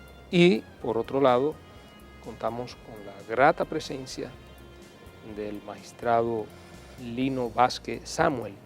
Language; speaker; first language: Spanish; native; Spanish